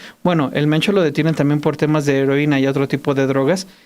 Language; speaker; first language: Spanish; native; Spanish